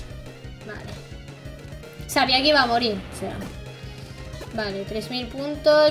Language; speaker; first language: Spanish; native; Spanish